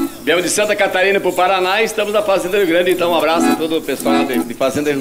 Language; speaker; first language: Portuguese; native; Portuguese